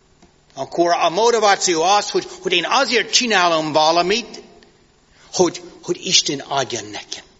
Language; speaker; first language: Hungarian; non-native, fluent; English